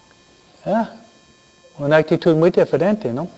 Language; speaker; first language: Spanish; non-native, fluent; English